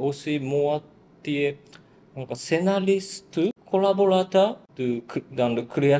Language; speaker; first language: French; non-native, learner; Japanese